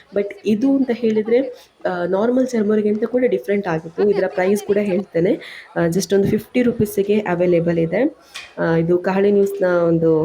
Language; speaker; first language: Kannada; native; Kannada